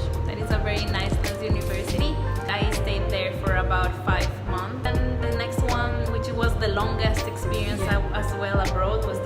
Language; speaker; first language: English; non-native, fluent; Spanish